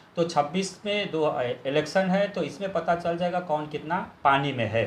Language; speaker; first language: Hindi; non-native, local second language; Bangla